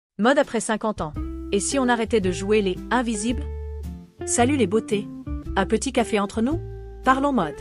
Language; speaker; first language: French; native; French